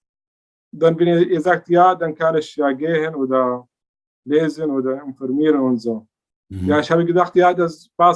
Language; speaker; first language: German; non-native, learner; Arabic